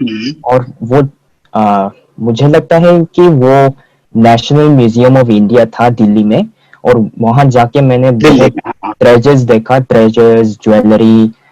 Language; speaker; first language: Hindi; non-native, fluent; Korean